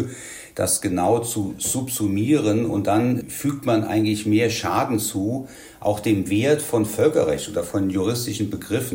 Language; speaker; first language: German; native; German